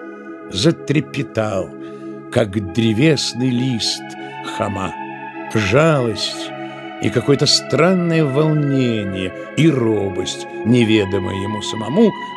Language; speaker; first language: Russian; native; Russian